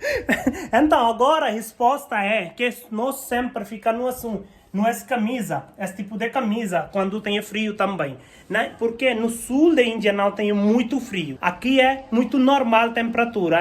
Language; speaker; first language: Portuguese; non-native, learner; Hindi